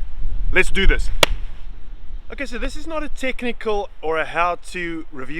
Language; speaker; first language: English; native; English